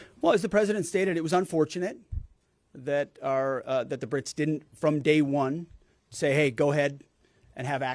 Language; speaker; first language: English; native; English